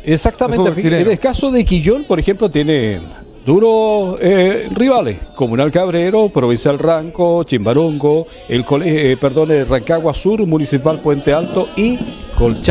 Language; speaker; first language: Spanish; native; Spanish